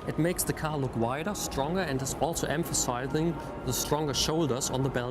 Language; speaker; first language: English; non-native, fluent; German